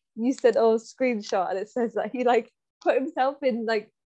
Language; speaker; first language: English; native; English